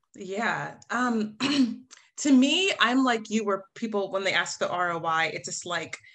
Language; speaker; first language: English; native; English